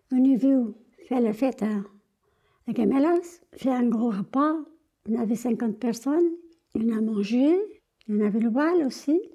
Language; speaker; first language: French; non-native, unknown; Portuguese